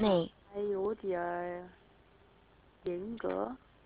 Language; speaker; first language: Chinese; non-native, learner; Korean